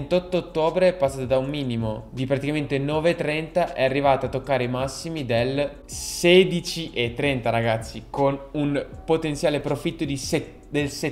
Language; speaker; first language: Italian; native; Italian